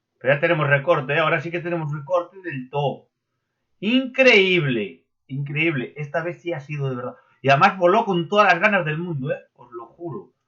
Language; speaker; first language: Spanish; native; Spanish